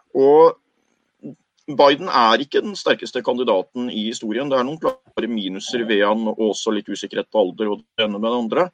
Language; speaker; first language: Norwegian; native; Norwegian